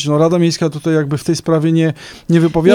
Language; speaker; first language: Polish; native; Polish